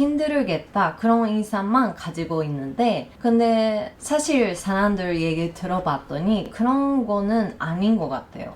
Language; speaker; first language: Korean; non-native, learner; Japanese